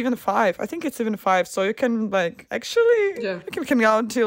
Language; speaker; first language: English; non-native, fluent; Ukrainian